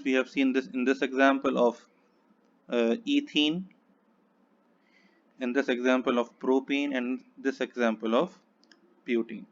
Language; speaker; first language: English; non-native, local second language; Hindi